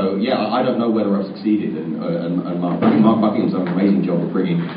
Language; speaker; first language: English; native; English